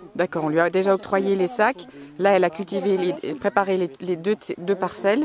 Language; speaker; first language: French; native; French